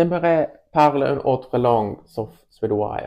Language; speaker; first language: French; non-native, learner; Swedish